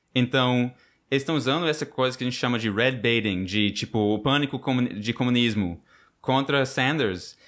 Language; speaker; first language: Portuguese; non-native, fluent; English